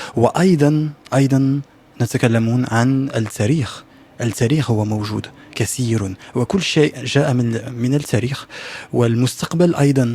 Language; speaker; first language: Arabic; non-native, learner; French